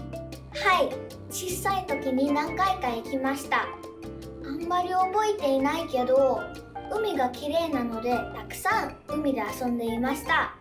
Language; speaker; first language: Japanese; early bilingual, other home language; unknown